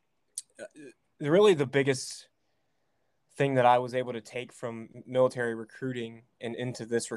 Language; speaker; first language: English; native; English